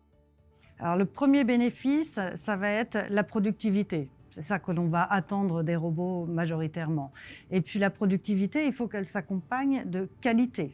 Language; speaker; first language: French; native; French